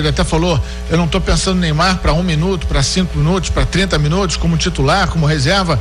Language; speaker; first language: Portuguese; native; Portuguese